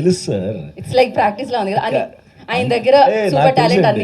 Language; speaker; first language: Telugu; native; Telugu